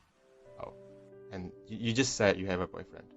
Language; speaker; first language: English; non-native, fluent; Indonesian